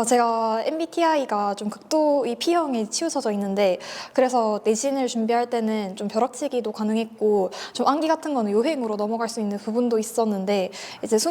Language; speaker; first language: Korean; native; Korean